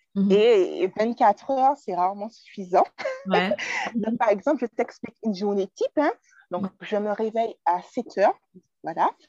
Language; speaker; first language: French; native; French